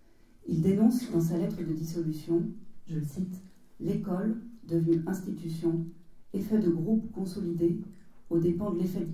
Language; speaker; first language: French; native; French